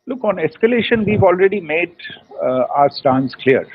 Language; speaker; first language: English; non-native, local second language; Hindi